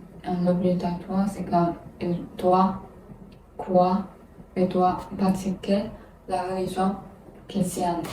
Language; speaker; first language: French; non-native, learner; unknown